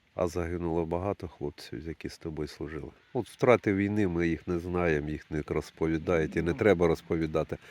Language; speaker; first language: Ukrainian; native; Ukrainian